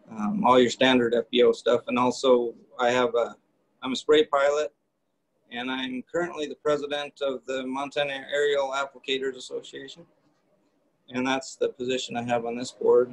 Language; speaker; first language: English; native; English